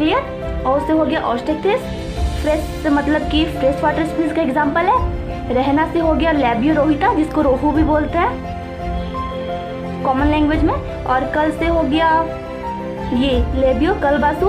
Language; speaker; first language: Hindi; native; Hindi